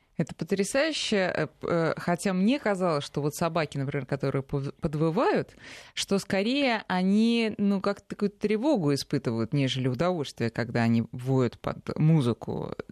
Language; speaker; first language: Russian; native; Russian